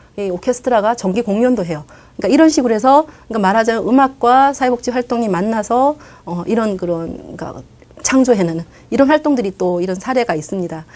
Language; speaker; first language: Korean; native; Korean